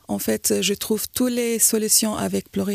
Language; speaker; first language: French; non-native, learner; Arabic